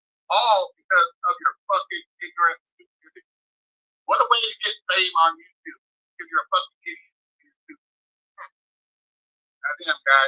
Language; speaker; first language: English; native; English